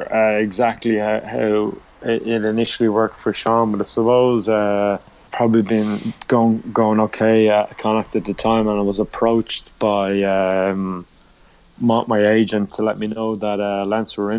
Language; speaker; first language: English; native; English